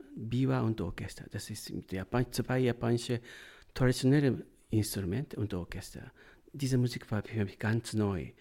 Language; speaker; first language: German; non-native, learner; Japanese